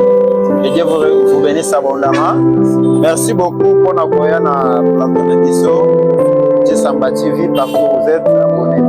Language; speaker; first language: French; non-native, local second language; Lingala